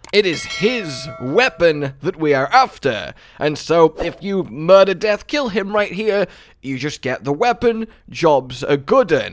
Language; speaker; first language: English; native; English